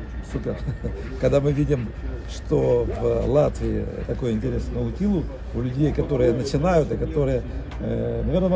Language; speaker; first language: Russian; native; Russian